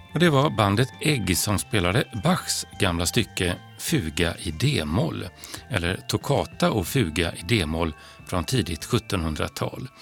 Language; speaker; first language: Swedish; native; Swedish